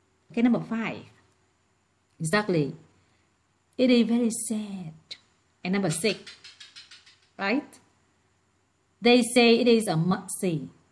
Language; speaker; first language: English; non-native, fluent; Vietnamese